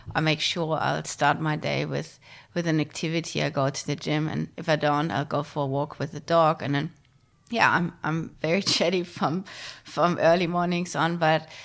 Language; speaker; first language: English; non-native, fluent; German